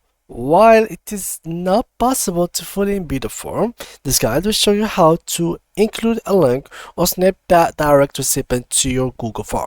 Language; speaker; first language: English; non-native, fluent; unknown